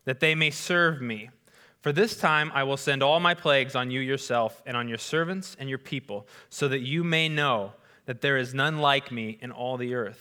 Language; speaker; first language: English; native; English